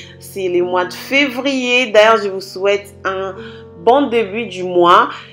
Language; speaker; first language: French; non-native, local second language; Lingala